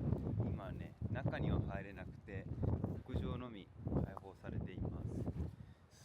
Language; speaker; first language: Japanese; native; Japanese